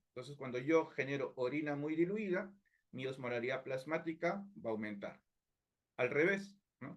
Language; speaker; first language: Spanish; native; Spanish